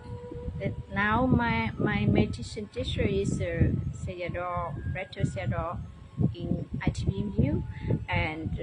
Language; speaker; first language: English; non-native, learner; Vietnamese